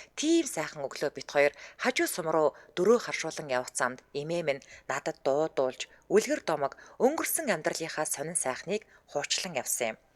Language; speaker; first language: Mongolian; native; Mongolian